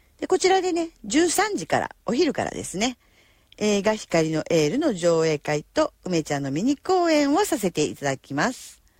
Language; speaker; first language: Japanese; native; Japanese